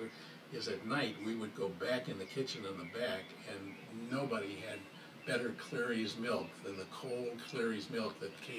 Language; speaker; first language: English; native; English